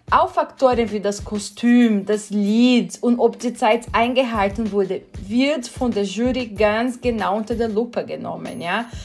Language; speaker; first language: German; non-native, fluent; Portuguese